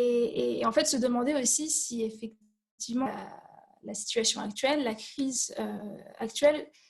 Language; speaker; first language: French; native; French